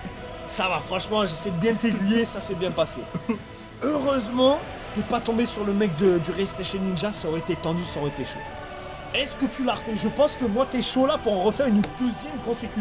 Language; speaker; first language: French; native; French